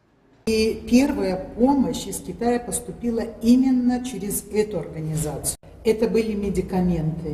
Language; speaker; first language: Russian; native; Russian